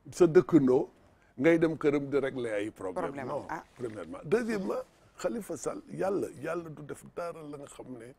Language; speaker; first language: Wolof; non-native, local second language; Fula